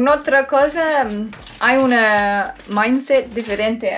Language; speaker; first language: Spanish; non-native, learner; English